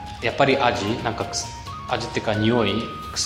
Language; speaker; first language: Japanese; non-native, fluent; Bulgarian